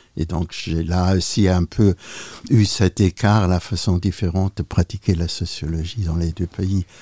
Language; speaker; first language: French; non-native, local second language; Luxembourgish